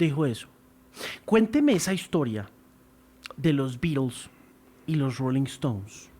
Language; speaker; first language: Spanish; non-native, fluent; English